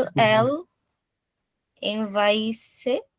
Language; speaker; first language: French; non-native, learner; Portuguese